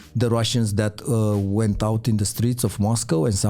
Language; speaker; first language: English; non-native, fluent; Romanian